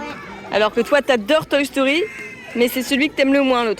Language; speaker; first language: French; native; French